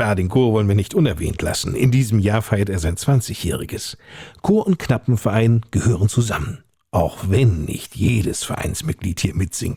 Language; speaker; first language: German; native; German